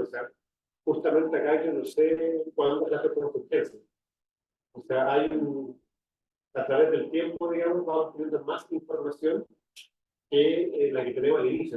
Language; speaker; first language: Spanish; native; Spanish